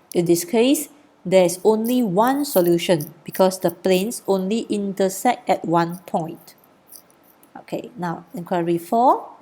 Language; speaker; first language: English; non-native, local second language; Malay